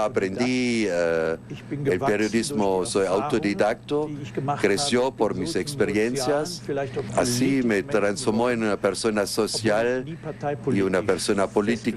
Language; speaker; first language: Spanish; non-native, fluent; German